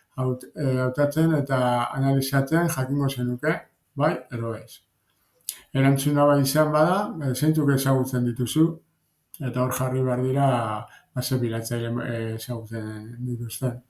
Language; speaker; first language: Basque; native; Basque